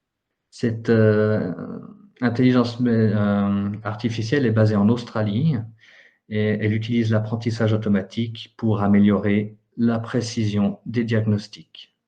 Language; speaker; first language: French; native; French